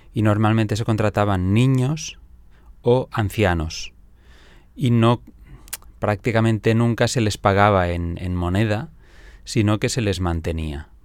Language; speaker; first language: Spanish; non-native, local second language; Catalan